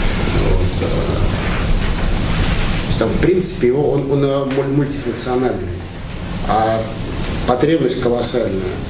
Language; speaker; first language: Russian; native; Russian